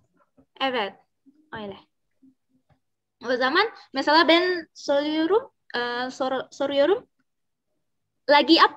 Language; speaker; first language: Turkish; non-native, fluent; Indonesian